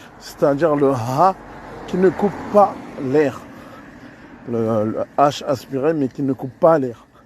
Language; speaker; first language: French; native; French